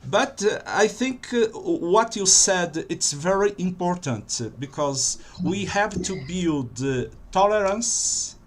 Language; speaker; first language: English; non-native, fluent; Portuguese